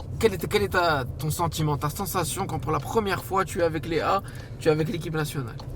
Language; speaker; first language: French; non-native, local second language; Arabic